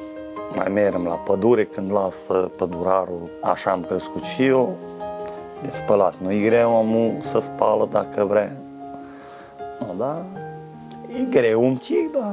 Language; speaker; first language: Romanian; non-native, local second language; Hungarian